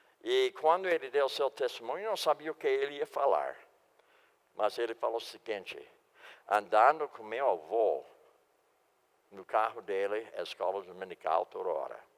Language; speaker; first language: Portuguese; non-native, fluent; English